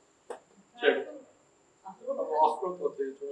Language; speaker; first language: Turkish; non-native, fluent; Urdu